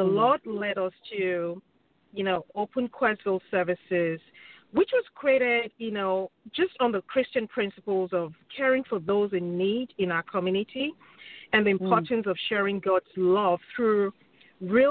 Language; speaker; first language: English; non-native, local second language; Yoruba